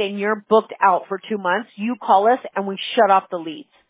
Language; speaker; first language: English; early bilingual, other home language; Spanish